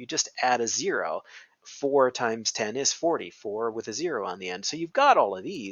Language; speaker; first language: English; native; English